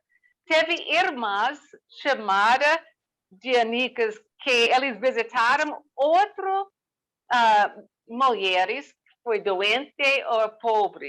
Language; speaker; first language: Portuguese; non-native, learner; English